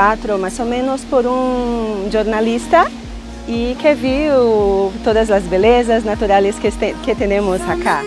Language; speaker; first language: Spanish; non-native, learner; Portuguese